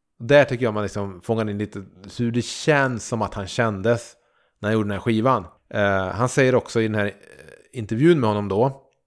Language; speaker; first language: Swedish; native; Swedish